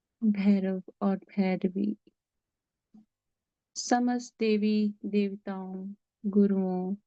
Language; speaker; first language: Hindi; native; Hindi